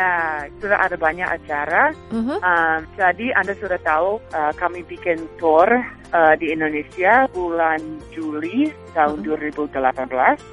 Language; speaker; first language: Indonesian; non-native, fluent; English